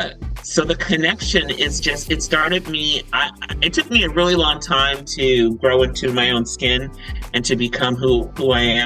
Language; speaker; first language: English; native; English